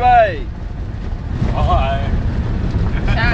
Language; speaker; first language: English; non-native, learner; French